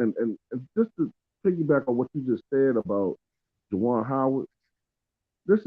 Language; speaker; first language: English; native; English